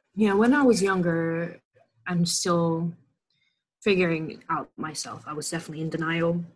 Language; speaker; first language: English; non-native, fluent; Indonesian